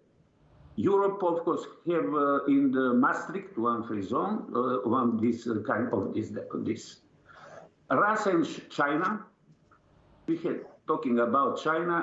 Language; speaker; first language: English; non-native, learner; Serbian